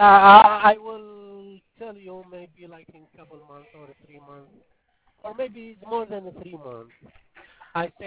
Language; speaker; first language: English; non-native, fluent; Arabic